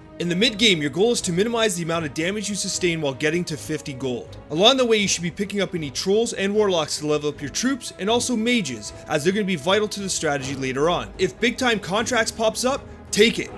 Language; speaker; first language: English; native; English